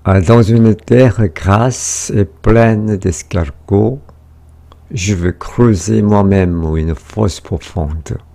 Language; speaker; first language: French; non-native, fluent; Korean